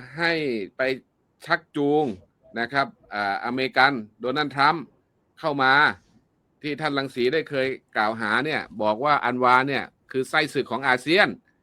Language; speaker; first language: Thai; native; Thai